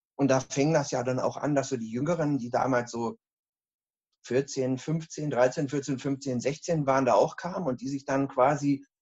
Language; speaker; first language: German; native; German